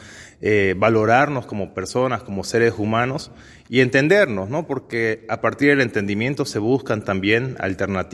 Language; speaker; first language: Spanish; native; Spanish